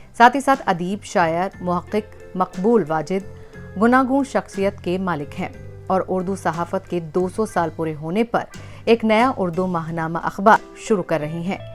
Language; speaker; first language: Urdu; native; Urdu